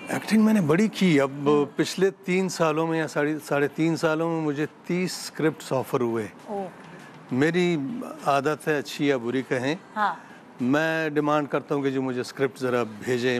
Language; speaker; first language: Urdu; native; Urdu